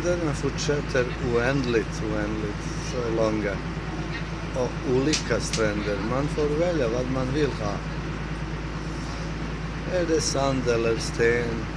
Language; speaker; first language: Swedish; non-native, fluent; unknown